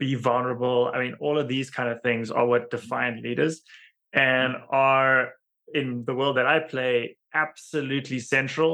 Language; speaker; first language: English; native; English